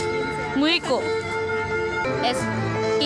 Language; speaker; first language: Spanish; non-native, learner; Korean